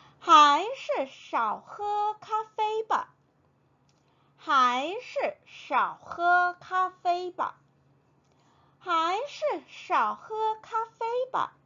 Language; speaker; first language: Chinese; non-native, fluent; Korean